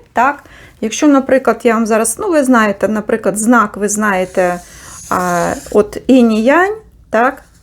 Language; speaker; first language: Ukrainian; native; Ukrainian